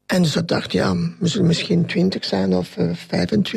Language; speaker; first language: Dutch; non-native, local second language; French